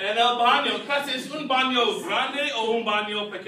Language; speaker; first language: Spanish; non-native, fluent; English